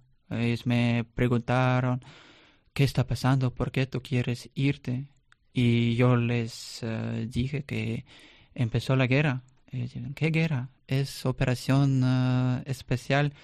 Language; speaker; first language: Spanish; non-native, learner; Russian